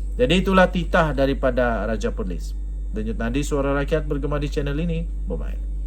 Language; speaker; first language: Malay; non-native, local second language; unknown